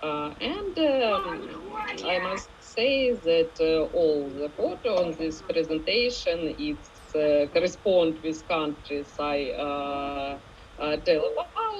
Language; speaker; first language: English; non-native, fluent; Ukrainian